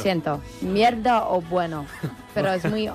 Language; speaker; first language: Spanish; non-native, learner; English